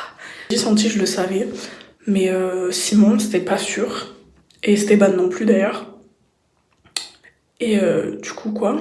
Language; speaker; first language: French; native; French